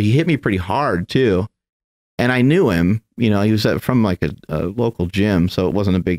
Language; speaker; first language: English; native; English